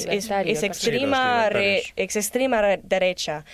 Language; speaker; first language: Spanish; non-native, learner; English